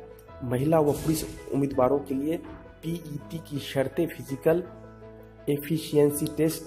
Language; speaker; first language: Hindi; native; Hindi